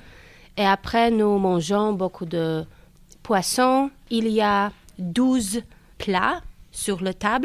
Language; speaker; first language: French; non-native, learner; Polish